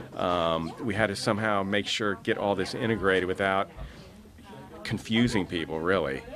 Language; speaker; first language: English; native; English